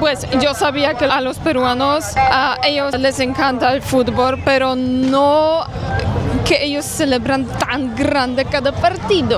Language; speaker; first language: Spanish; non-native, fluent; Polish